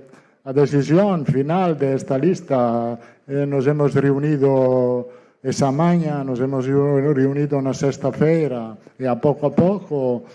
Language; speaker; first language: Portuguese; non-native, learner; Italian